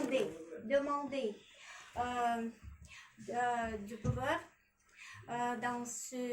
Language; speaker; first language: French; non-native, learner; Russian